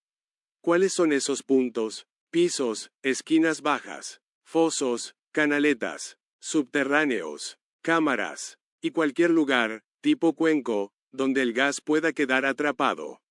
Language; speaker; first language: Spanish; native; Spanish